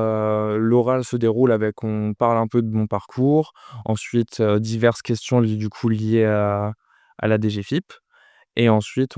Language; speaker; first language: French; native; French